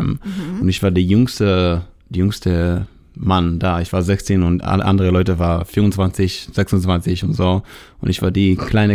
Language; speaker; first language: German; non-native, fluent; Hebrew